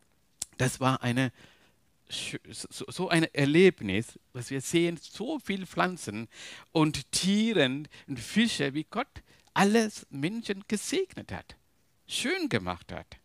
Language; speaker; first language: German; non-native, learner; Tamil